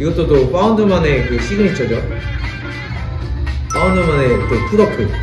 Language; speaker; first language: Korean; native; Korean